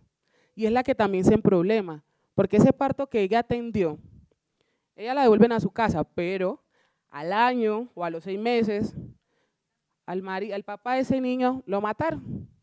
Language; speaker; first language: Spanish; native; Spanish